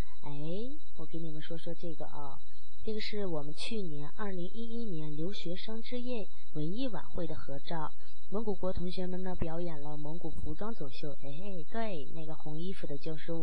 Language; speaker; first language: Chinese; non-native, fluent; Mongolian